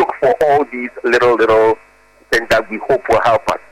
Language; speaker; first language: English; non-native, local second language; Akan